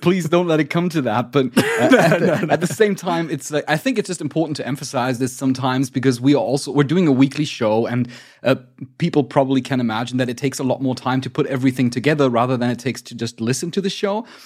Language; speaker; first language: English; non-native, fluent; German